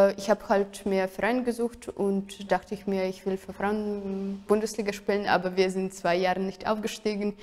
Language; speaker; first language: German; non-native, fluent; Russian